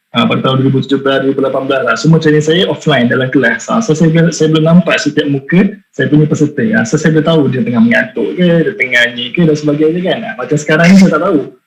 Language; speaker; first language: Malay; native; Malay